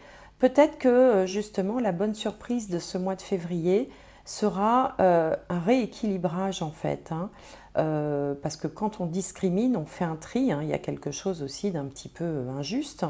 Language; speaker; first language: French; native; French